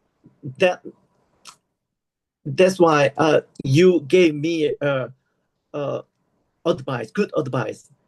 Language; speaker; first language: English; non-native, learner; Korean